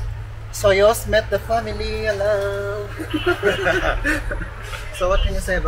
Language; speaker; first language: English; non-native, local second language; Filipino